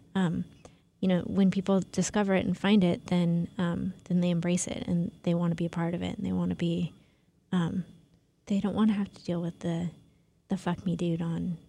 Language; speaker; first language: English; native; English